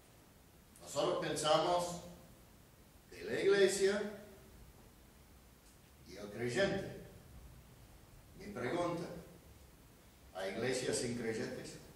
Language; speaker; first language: Spanish; non-native, fluent; English